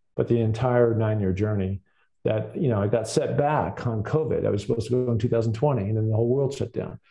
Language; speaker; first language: English; native; English